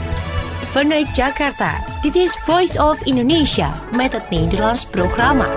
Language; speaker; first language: Dutch; non-native, fluent; Indonesian